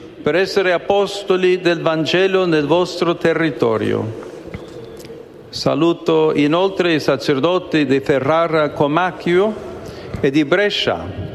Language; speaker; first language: Italian; non-native, fluent; English